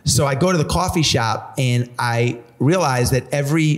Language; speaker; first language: English; native; English